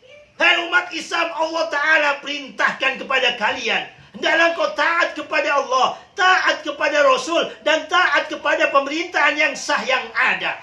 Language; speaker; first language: Indonesian; native; Indonesian